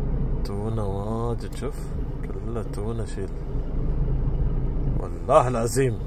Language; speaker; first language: Arabic; non-native, learner; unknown